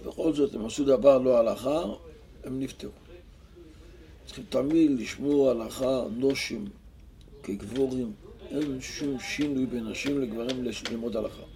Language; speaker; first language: Hebrew; non-native, local second language; Yiddish